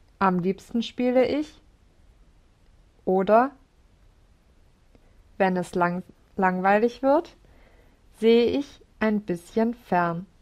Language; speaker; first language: German; non-native, learner; English